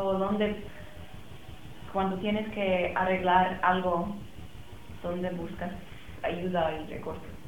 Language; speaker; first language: Spanish; non-native, fluent; English